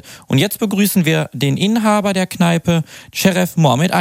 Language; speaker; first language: German; native; German